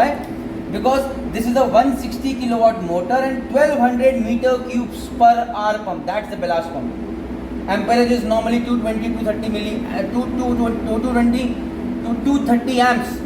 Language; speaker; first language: English; non-native, local second language; Hindi